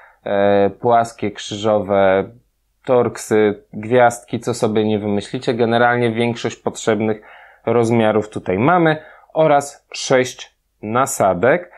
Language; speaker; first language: Polish; native; Polish